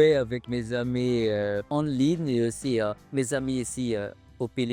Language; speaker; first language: French; non-native, learner; Filipino